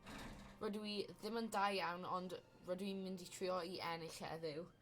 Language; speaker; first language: Welsh; non-native, learner; English